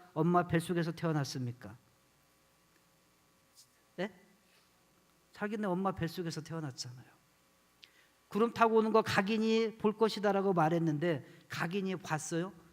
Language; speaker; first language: Korean; native; Korean